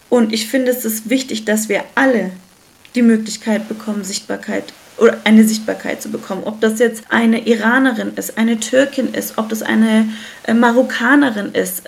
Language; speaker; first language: German; early bilingual, other home language; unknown